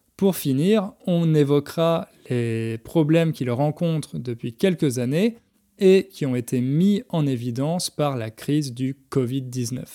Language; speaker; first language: French; native; French